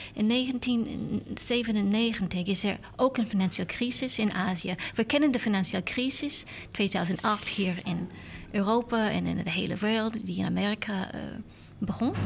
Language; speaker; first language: Dutch; non-native, learner; English